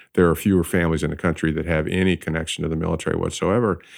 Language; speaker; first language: English; native; English